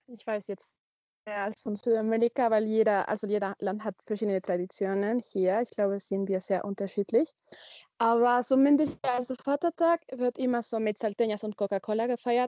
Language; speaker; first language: German; non-native, learner; Spanish